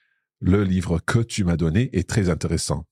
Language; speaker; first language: French; non-native, fluent; English